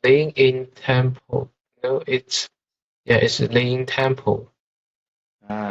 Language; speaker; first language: English; non-native, fluent; Chinese